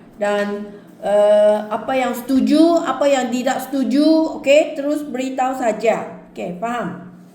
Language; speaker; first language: Malay; native; Malay